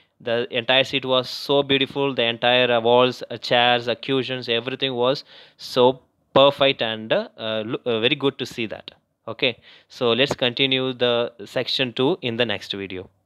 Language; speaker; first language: English; non-native, local second language; Tamil